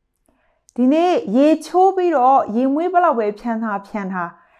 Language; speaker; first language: Burmese; non-native, local second language; Kachin